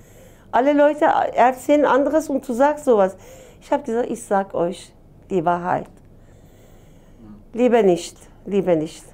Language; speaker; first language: German; non-native, learner; Turkish